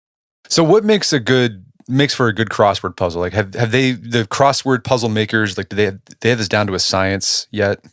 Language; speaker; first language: English; native; English